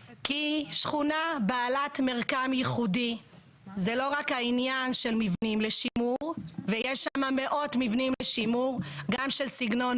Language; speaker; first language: Hebrew; native; Hebrew